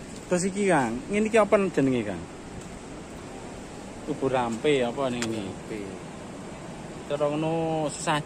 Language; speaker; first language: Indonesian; non-native, local second language; Javanese